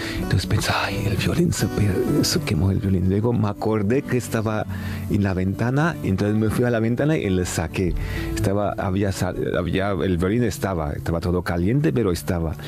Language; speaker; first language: Spanish; non-native, fluent; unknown